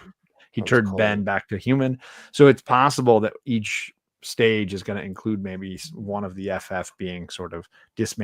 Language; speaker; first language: English; native; English